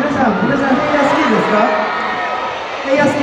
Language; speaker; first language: Japanese; non-native, learner; Korean